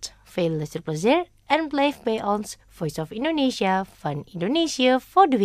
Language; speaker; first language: Dutch; non-native, fluent; Indonesian